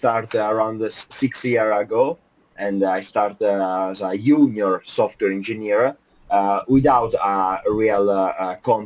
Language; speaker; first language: English; non-native, fluent; Italian